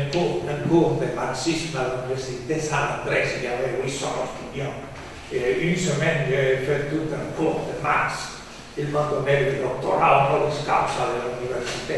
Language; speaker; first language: French; non-native, fluent; Spanish